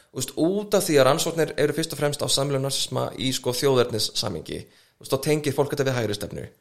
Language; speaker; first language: Icelandic; native; Icelandic